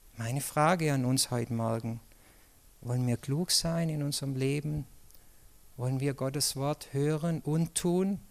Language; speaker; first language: German; native; German